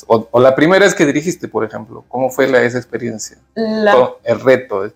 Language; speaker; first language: Spanish; native; Spanish